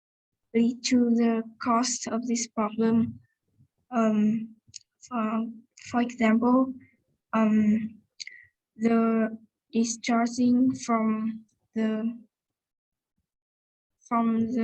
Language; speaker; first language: English; non-native, learner; Vietnamese